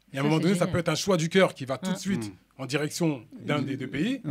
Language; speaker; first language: French; native; French